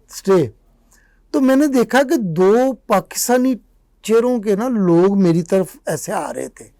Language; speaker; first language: Urdu; non-native, local second language; Punjabi